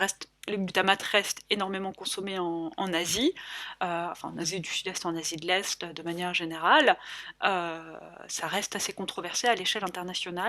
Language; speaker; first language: French; native; French